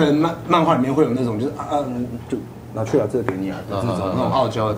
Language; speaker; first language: Chinese; native; Chinese